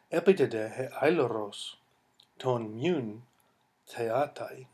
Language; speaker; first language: Greek; non-native, fluent; English